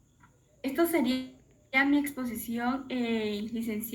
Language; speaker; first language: Spanish; native; Spanish